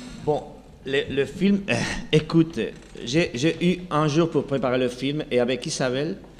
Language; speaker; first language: French; non-native, learner; Spanish